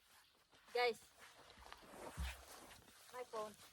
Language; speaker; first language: English; non-native, local second language; Filipino